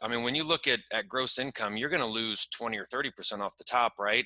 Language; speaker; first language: English; native; English